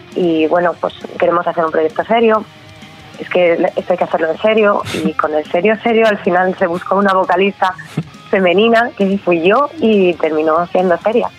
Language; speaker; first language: Spanish; native; Spanish